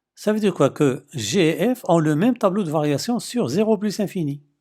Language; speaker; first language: French; non-native, local second language; Arabic